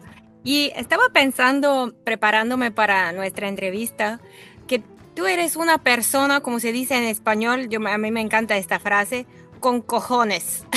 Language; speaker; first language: Spanish; non-native, fluent; Bulgarian